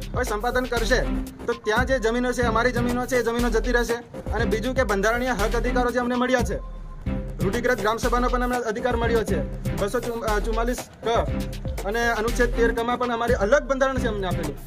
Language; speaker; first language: Gujarati; non-native, local second language; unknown